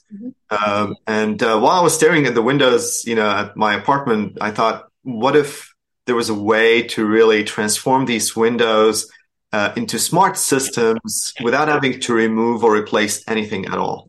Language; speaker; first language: English; non-native, fluent; Arabic